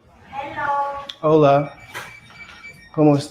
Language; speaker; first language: Spanish; non-native, learner; English